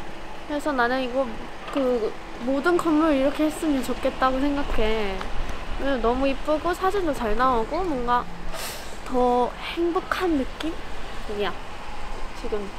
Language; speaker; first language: Korean; non-native, learner; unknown